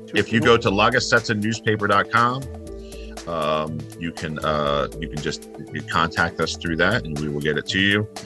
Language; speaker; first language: English; native; English